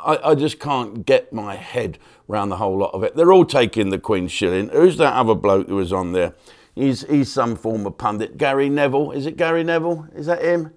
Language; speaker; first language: English; native; English